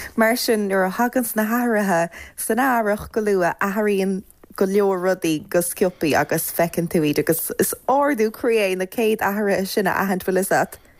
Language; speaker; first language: Irish; native; Irish